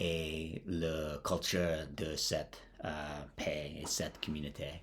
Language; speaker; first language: French; non-native, learner; English